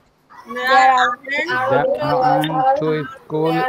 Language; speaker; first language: English; non-native, learner; Bangla